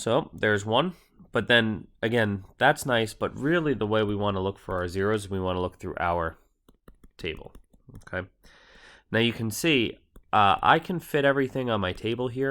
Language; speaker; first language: English; native; English